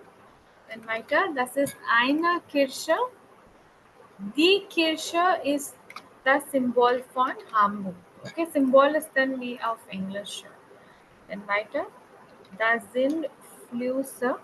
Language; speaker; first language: German; non-native, fluent; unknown